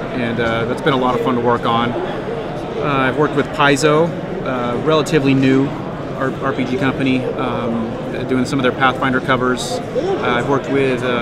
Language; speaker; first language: English; native; English